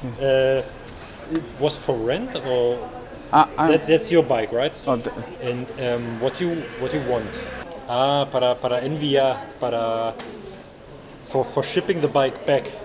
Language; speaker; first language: English; non-native, learner; Spanish